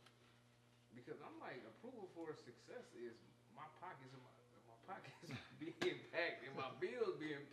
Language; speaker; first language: English; native; English